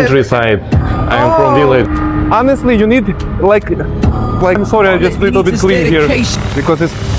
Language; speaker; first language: English; non-native, learner; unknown